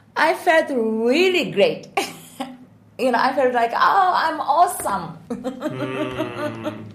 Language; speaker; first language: English; non-native, learner; Japanese